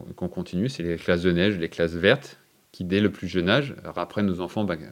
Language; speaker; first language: French; native; French